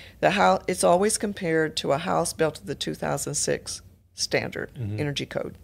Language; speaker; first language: English; native; English